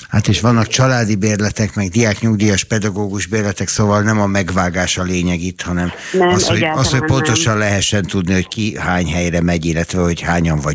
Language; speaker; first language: Hungarian; native; Hungarian